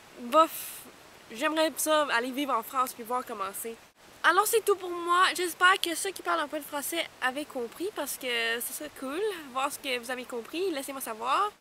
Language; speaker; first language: French; non-native, local second language; English